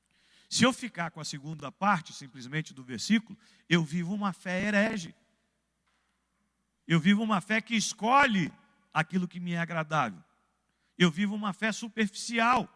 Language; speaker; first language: Portuguese; native; Portuguese